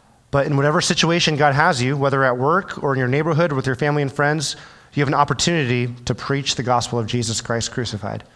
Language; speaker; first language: English; early bilingual, other home language; Chinese